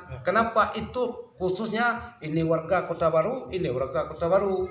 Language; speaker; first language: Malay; non-native, local second language; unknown